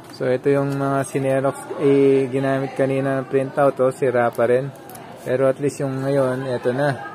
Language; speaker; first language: Filipino; non-native, local second language; Pampanga